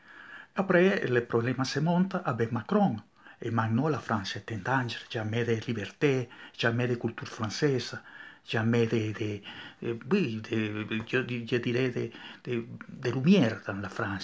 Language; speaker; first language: French; non-native, learner; Spanish